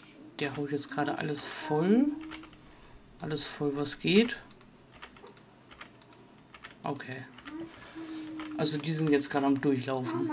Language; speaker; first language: German; native; German